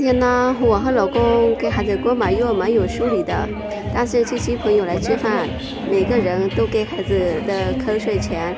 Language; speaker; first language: Chinese; non-native, fluent; Lao